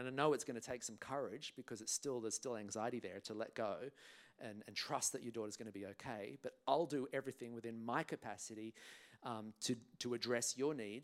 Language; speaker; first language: English; native; English